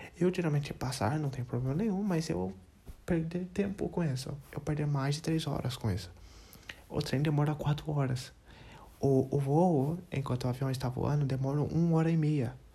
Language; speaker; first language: Portuguese; non-native, learner; English